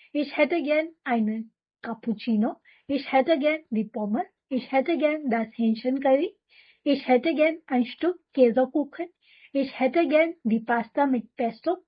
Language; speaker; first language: German; non-native, fluent; Hindi